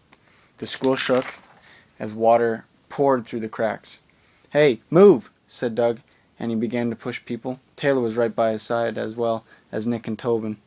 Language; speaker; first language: English; native; English